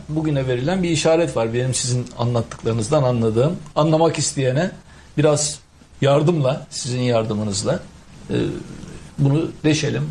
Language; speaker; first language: Turkish; native; Turkish